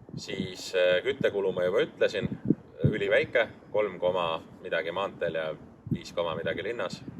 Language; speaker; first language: Estonian; native; Estonian